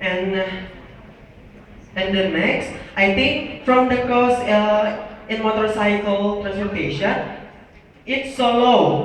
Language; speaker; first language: English; non-native, learner; Indonesian